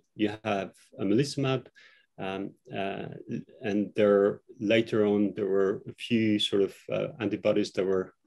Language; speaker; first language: English; non-native, fluent; Albanian